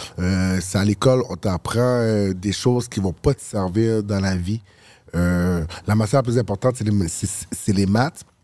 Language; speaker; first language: French; early bilingual, other home language; Haitian Creole